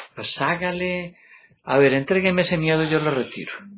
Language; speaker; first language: Spanish; native; Spanish